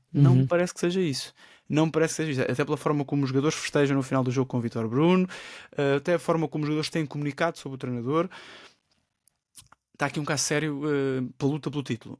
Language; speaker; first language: Portuguese; native; Portuguese